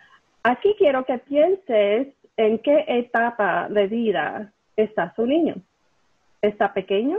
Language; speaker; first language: Spanish; early bilingual, heritage; Spanish